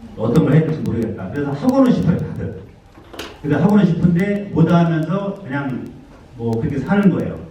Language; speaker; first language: Korean; native; Korean